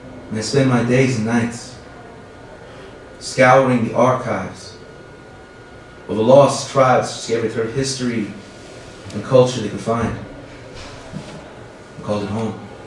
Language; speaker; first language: English; native; English